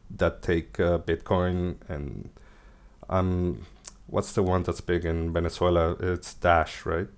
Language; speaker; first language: English; early bilingual, other home language; Spanish